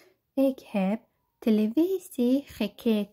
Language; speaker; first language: Dutch; non-native, fluent; Persian